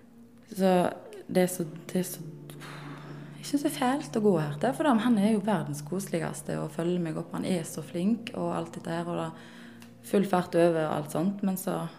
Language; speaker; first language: Norwegian; native; Norwegian